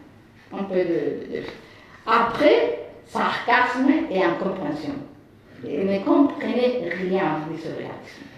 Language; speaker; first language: French; non-native, fluent; Spanish